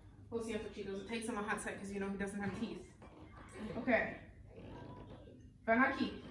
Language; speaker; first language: English; native; English